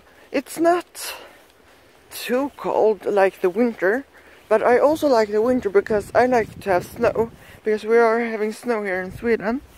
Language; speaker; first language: English; non-native, learner; Swedish